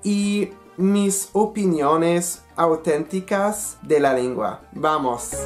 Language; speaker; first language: Spanish; non-native, learner; English